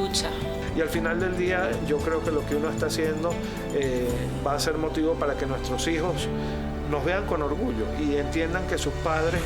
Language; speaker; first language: Spanish; native; Spanish